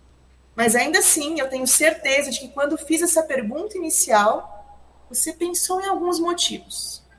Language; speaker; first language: Portuguese; native; Portuguese